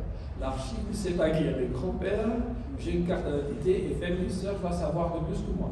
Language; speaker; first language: French; non-native, learner; Spanish